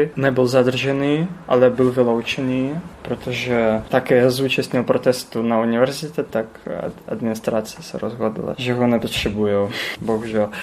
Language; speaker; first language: Czech; non-native, learner; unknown